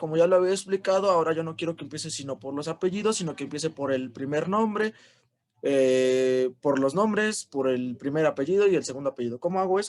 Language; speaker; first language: Spanish; native; Spanish